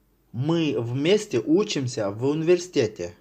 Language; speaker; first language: Russian; non-native, fluent; Tajik